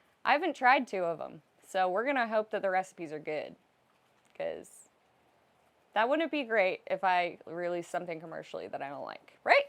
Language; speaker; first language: English; native; English